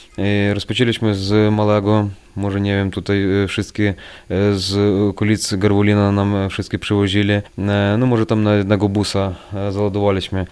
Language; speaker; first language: Polish; non-native, learner; Ukrainian